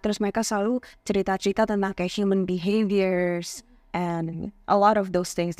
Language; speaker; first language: English; non-native, fluent; Indonesian